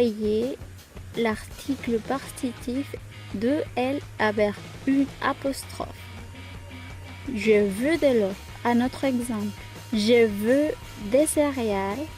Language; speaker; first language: French; non-native, fluent; Spanish